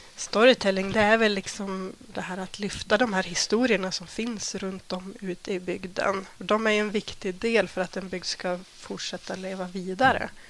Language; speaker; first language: Swedish; native; Swedish